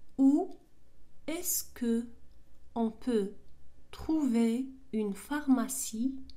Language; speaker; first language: French; non-native, local second language; Arabic